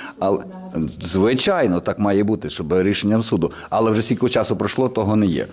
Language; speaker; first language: Ukrainian; non-native, local second language; Russian